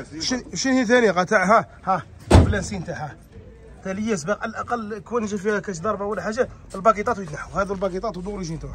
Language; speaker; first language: Arabic; native; Arabic